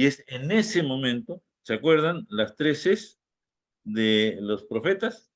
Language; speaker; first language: Spanish; native; Spanish